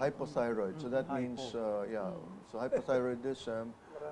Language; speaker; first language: English; non-native, local second language; Filipino